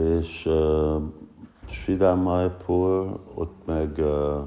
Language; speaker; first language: Hungarian; early bilingual, heritage; Hungarian